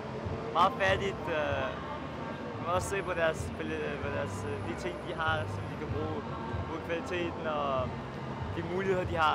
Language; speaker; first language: Danish; non-native, local second language; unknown